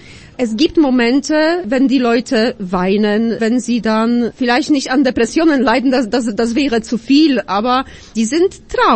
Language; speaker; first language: German; non-native, fluent; Polish